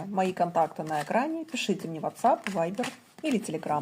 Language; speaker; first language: Russian; native; Russian